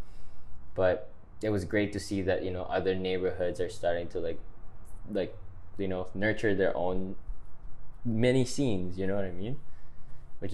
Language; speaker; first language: English; non-native, local second language; Filipino